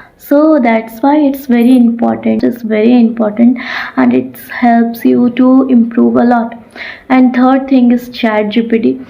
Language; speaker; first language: English; non-native, learner; Odia